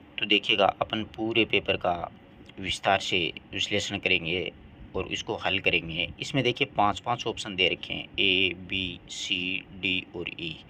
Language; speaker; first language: Hindi; native; Hindi